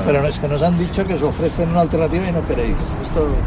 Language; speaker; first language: Spanish; native; Spanish